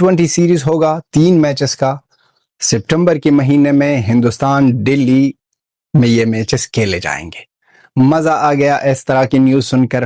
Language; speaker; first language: Hindi; non-native, fluent; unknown